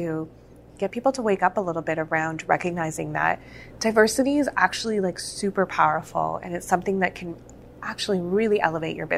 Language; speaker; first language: English; native; English